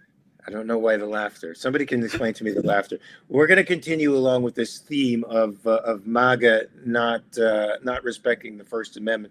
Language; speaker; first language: English; native; English